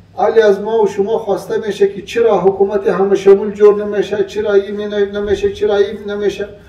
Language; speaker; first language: Persian; non-native, local second language; Pashto